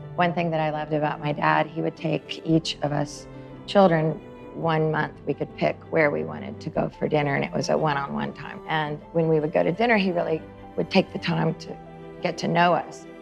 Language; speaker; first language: English; native; English